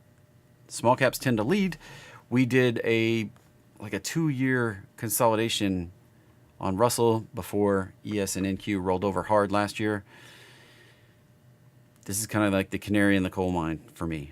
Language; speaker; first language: English; native; English